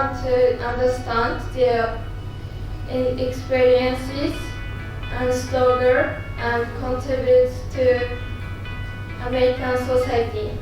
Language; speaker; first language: English; non-native, learner; Japanese